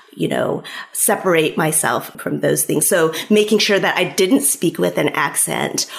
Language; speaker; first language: English; early bilingual, other home language; Cantonese